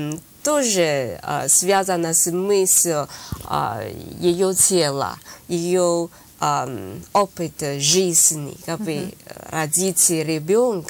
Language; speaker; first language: Russian; non-native, learner; Chinese